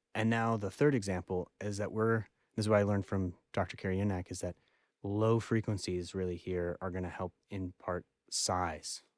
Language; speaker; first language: English; native; English